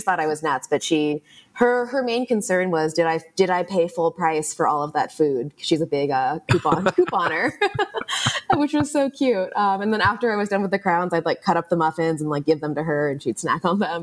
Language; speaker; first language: English; native; English